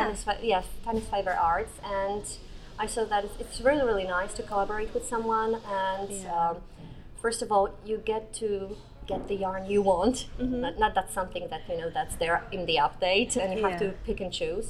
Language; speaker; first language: English; non-native, fluent; Polish